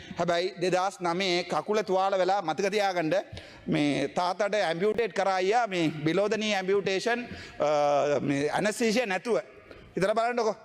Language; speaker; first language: Sinhala; non-native, local second language; Tamil